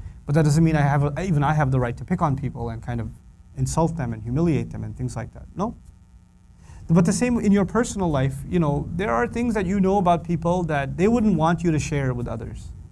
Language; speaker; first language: English; native; English